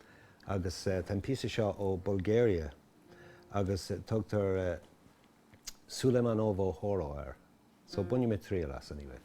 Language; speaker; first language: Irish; non-native, local second language; English